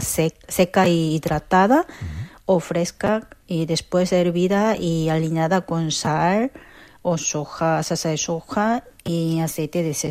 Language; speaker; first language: Spanish; non-native, fluent; Korean